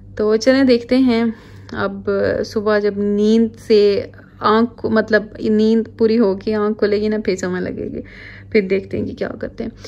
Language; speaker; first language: Urdu; non-native, local second language; Punjabi